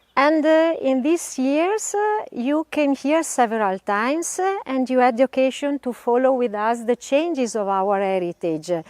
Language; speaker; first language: English; non-native, learner; Italian